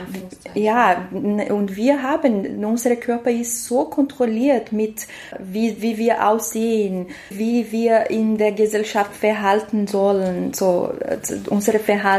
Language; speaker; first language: German; non-native, fluent; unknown